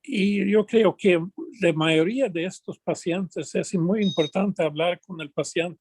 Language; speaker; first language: Spanish; non-native, fluent; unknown